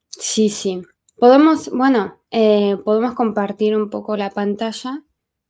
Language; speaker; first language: Spanish; non-native, fluent; Chinese